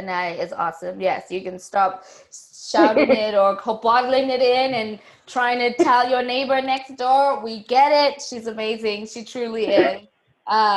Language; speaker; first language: English; non-native, local second language; Tswana